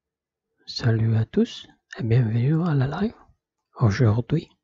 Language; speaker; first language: French; non-native, learner; Italian